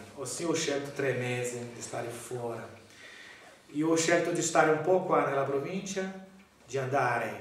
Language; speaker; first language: Italian; non-native, learner; Portuguese